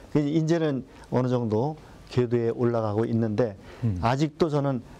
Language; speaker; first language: Korean; native; Korean